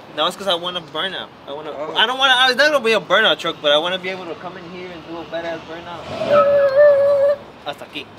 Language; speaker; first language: English; early bilingual, other home language; Spanish